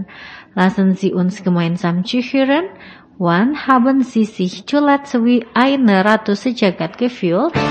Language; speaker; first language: German; non-native, fluent; Indonesian